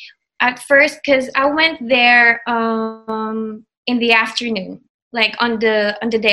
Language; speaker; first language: English; non-native, local second language; Filipino